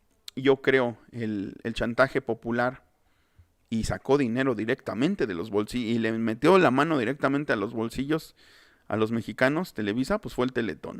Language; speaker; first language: Spanish; native; Spanish